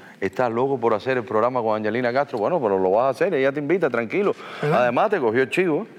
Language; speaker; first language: Spanish; native; Spanish